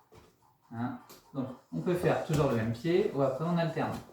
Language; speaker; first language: French; native; French